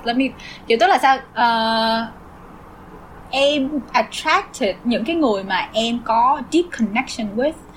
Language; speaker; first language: Vietnamese; early bilingual, heritage; Vietnamese